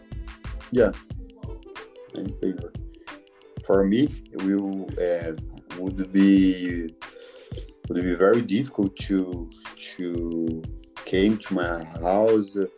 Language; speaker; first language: English; non-native, learner; Portuguese